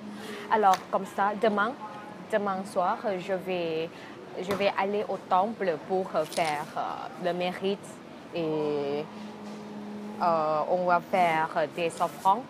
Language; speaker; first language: French; non-native, fluent; Thai